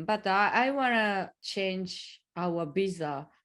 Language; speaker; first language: English; non-native, learner; Japanese